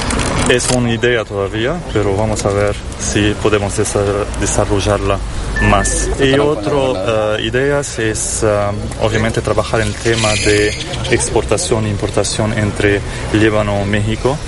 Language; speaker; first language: Spanish; non-native, fluent; Arabic